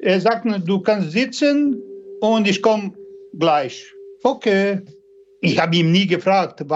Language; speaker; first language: German; non-native, learner; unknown